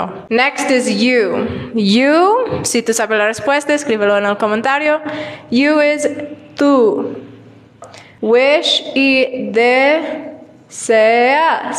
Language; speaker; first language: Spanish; non-native, learner; English